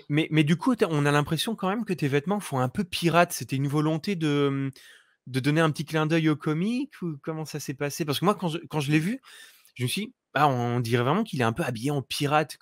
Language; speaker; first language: French; native; French